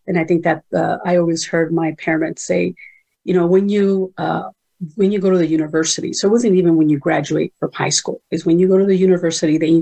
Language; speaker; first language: English; early bilingual, other home language; Spanish